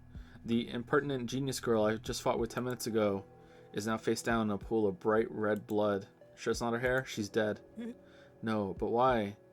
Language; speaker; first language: English; native; English